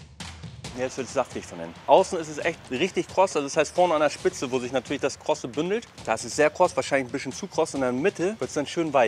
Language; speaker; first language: German; native; German